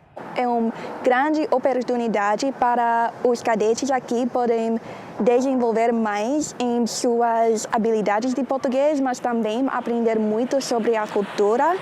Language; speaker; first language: Portuguese; non-native, learner; English